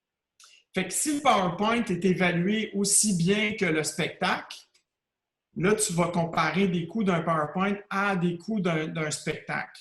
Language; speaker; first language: French; native; French